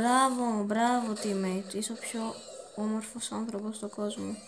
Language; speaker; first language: Greek; early bilingual, heritage; Greek